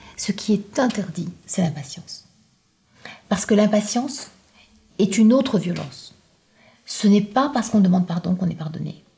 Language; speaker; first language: French; non-native, local second language; Arabic